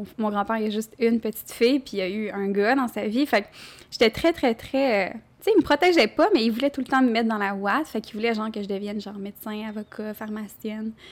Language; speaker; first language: French; native; French